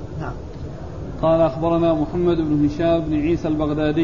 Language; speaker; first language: Arabic; native; Arabic